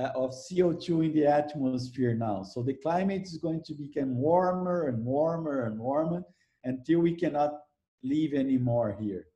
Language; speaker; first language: English; non-native, fluent; Portuguese